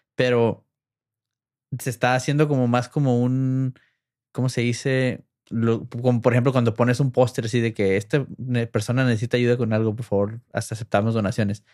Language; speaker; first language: Spanish; early bilingual, heritage; English